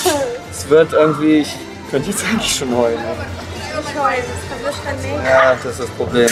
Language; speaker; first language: German; native; German